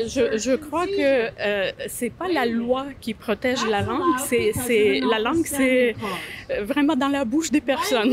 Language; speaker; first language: French; native; French